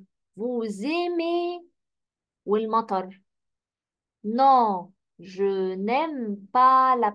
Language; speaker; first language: French; non-native, fluent; Arabic